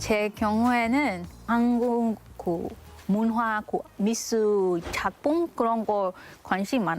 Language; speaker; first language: Korean; non-native, learner; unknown